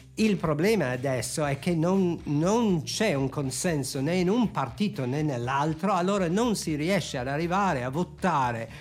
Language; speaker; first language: Italian; non-native, fluent; English